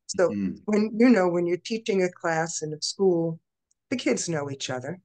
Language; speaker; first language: English; native; English